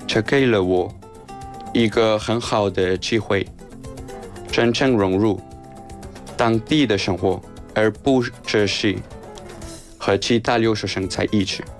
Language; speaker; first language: Chinese; non-native, fluent; Spanish